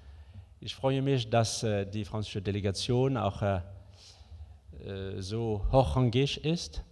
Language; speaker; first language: German; non-native, fluent; French